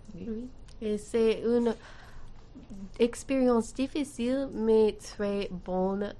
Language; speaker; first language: French; non-native, learner; English